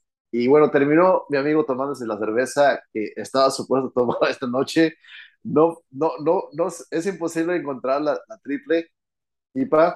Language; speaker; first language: Spanish; early bilingual, heritage; Spanish